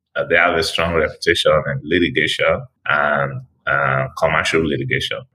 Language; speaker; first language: English; non-native, local second language; Igbo